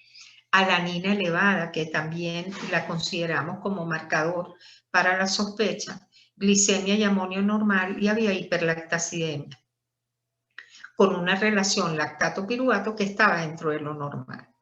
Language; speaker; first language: Spanish; native; Spanish